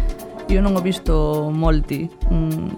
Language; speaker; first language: Italian; non-native, learner; Spanish